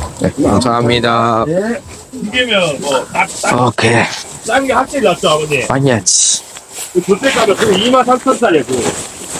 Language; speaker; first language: Korean; non-native, learner; Tamil